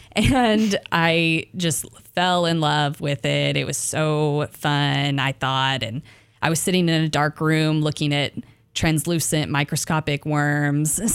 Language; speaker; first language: English; native; English